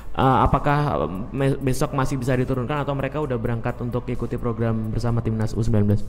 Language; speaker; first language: Indonesian; native; Indonesian